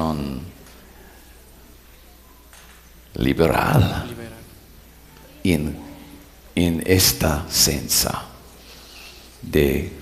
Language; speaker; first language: Spanish; non-native, learner; English